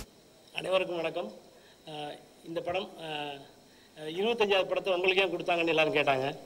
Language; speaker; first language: Tamil; native; Tamil